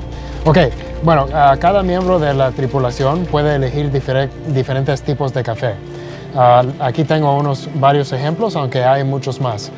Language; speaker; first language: Spanish; early bilingual, heritage; Spanish